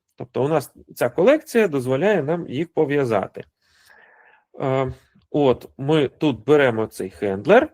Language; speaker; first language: Ukrainian; non-native, local second language; Russian